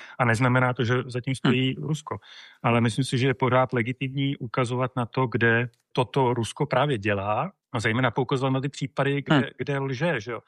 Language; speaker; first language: Czech; native; Czech